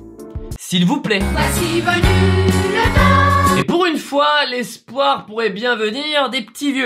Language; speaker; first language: French; native; French